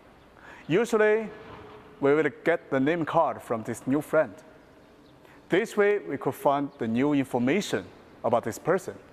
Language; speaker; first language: English; non-native, fluent; Chinese